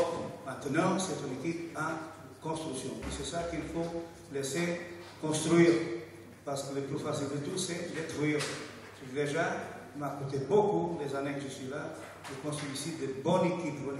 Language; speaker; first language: French; non-native, fluent; Portuguese